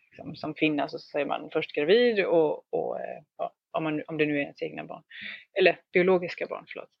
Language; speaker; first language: Swedish; native; Swedish